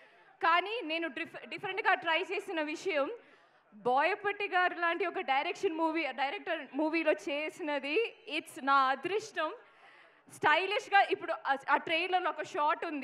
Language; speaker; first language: Telugu; non-native, local second language; Malayalam